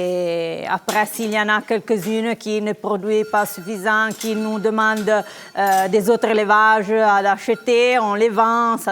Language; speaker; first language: French; non-native, local second language; Italian